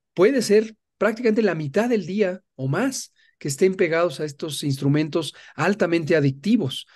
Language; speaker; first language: Spanish; native; Spanish